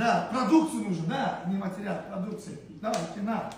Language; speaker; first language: Russian; non-native, local second language; Turkmen